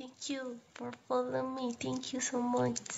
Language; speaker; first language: English; non-native, learner; Italian